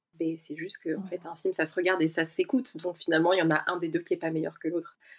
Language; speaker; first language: French; native; French